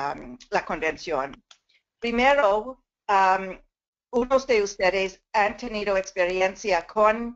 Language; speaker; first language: Spanish; non-native, fluent; English